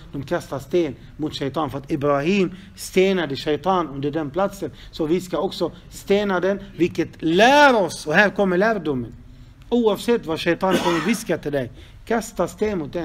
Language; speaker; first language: Swedish; non-native, fluent; Arabic